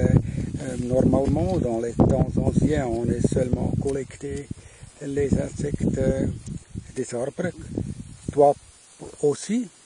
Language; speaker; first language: French; non-native, fluent; German